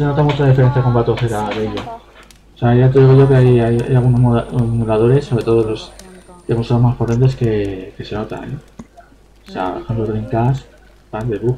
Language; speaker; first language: Spanish; native; Spanish